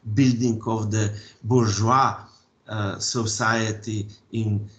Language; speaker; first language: English; non-native, fluent; Slovenian